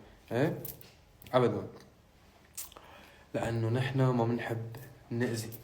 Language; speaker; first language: Arabic; native; Arabic